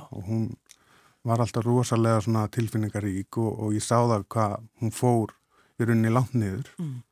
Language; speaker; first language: Icelandic; native; Icelandic